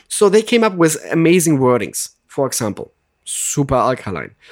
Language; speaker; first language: English; non-native, fluent; German